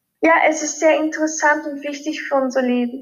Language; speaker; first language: German; early bilingual, other home language; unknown